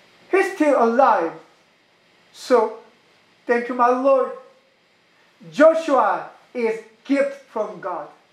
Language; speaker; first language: English; non-native, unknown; Korean